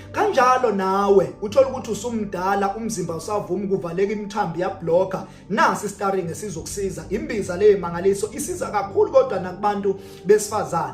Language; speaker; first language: Zulu; native; Zulu